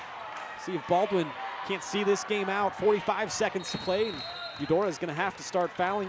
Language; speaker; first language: English; native; English